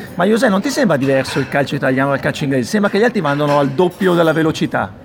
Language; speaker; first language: Italian; native; Italian